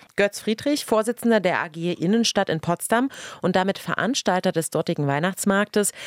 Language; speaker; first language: German; native; German